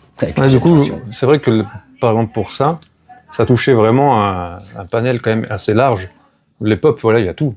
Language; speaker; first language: French; native; French